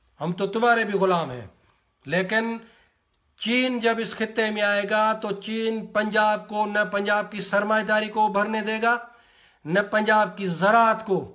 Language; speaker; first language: Urdu; non-native, local second language; Sindhi